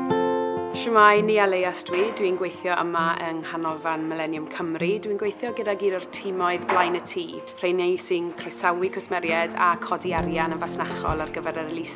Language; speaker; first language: Welsh; non-native, local second language; English